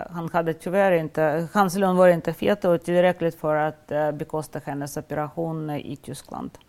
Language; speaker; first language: Swedish; non-native, fluent; Russian